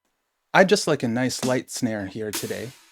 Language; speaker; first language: English; native; English